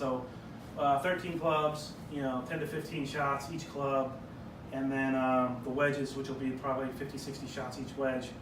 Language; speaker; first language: English; native; English